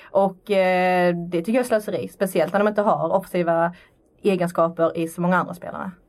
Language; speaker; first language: Swedish; native; Swedish